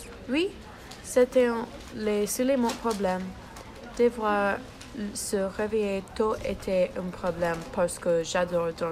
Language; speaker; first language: French; non-native, learner; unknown